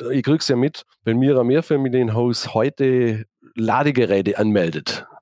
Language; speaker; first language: German; native; German